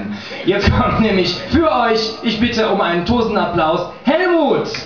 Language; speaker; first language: German; native; German